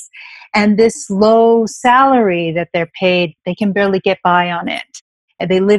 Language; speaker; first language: English; native; English